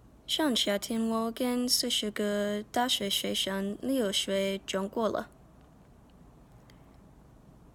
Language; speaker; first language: Chinese; non-native, learner; English